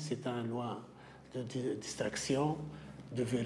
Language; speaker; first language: French; non-native, local second language; Arabic